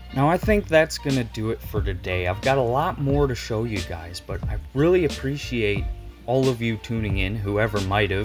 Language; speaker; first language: English; native; English